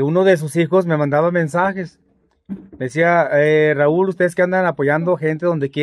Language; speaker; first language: Spanish; native; Spanish